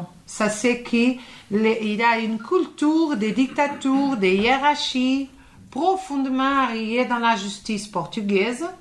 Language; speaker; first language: French; non-native, fluent; Portuguese